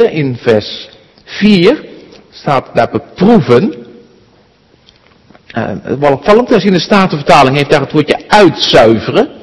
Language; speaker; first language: Dutch; native; Dutch